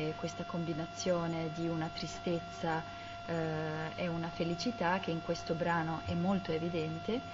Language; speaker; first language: Italian; native; Italian